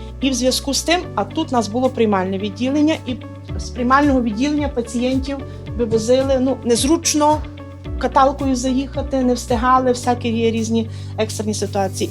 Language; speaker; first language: Ukrainian; native; Ukrainian